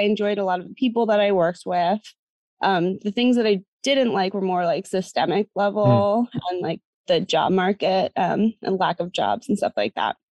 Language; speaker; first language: English; native; English